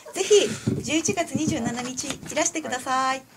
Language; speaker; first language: Japanese; native; Japanese